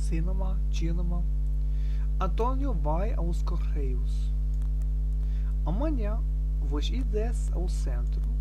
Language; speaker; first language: Portuguese; non-native, learner; German